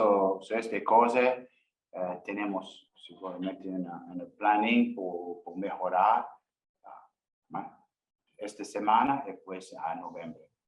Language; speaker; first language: Spanish; non-native, learner; English